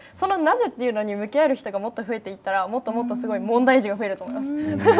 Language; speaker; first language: Japanese; native; Japanese